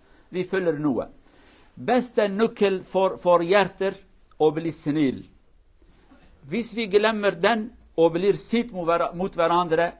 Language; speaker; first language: Norwegian; non-native, learner; Kurdish